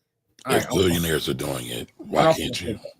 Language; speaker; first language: English; native; English